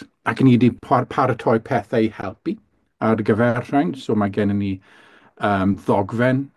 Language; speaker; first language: Welsh; native; Welsh